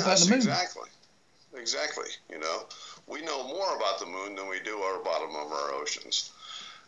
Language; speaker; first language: English; native; English